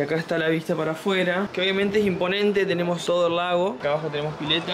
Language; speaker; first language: Spanish; native; Spanish